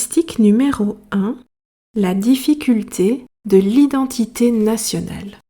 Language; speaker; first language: French; native; French